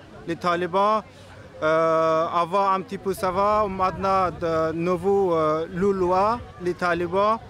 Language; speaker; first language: French; non-native, learner; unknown